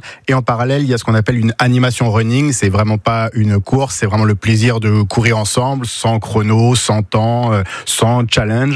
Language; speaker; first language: French; native; French